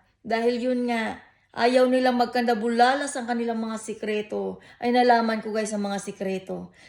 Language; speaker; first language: Filipino; native; Filipino